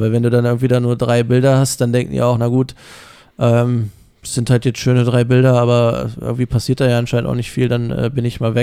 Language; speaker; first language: German; native; German